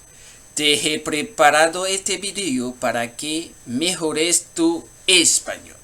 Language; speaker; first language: Spanish; non-native, learner; Haitian Creole